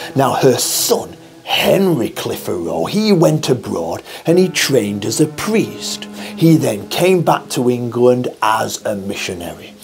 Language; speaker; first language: English; native; English